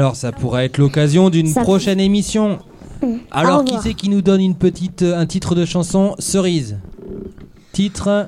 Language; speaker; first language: French; native; French